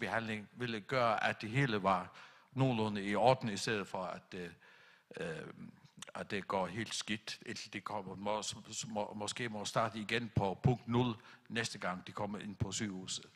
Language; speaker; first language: Danish; non-native, local second language; Faroese